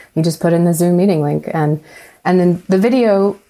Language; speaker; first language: English; native; English